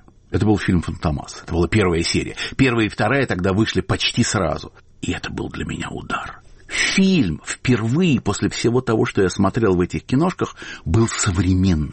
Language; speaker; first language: Russian; native; Russian